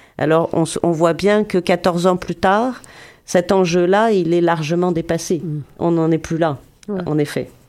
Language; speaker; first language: French; native; French